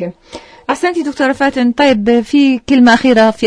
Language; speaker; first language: Arabic; native; Arabic